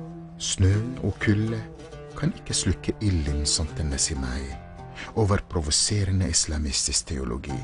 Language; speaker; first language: Norwegian; non-native, fluent; Arabic